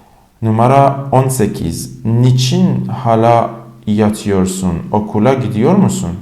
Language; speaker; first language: Turkish; non-native, fluent; Persian